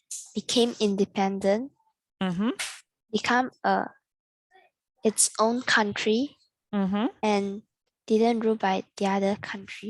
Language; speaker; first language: English; non-native, learner; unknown